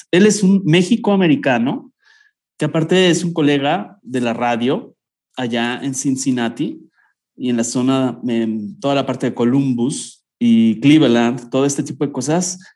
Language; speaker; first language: Spanish; native; Spanish